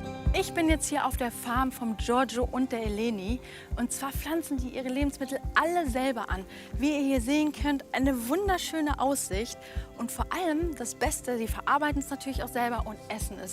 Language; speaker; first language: German; native; German